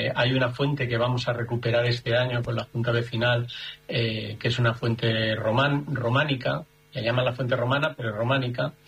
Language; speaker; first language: Spanish; native; Spanish